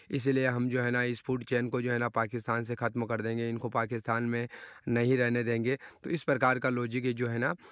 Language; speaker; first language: Hindi; native; Hindi